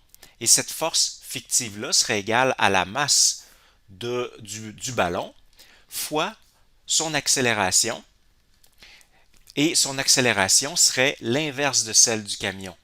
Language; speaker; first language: French; native; French